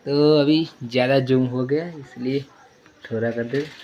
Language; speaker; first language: Hindi; non-native, local second language; Gujarati